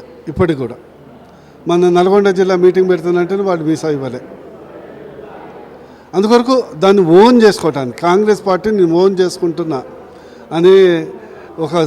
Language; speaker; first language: Telugu; native; Telugu